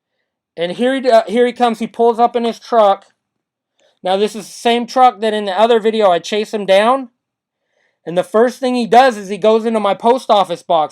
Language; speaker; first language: English; native; English